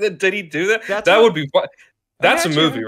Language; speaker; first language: English; native; English